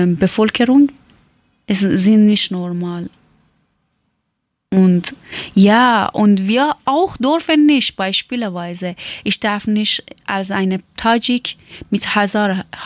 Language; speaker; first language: German; non-native, learner; Persian